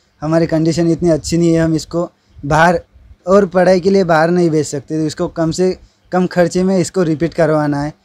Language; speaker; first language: Hindi; non-native, local second language; Marathi